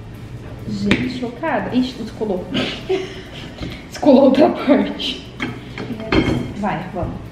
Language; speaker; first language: Portuguese; native; Portuguese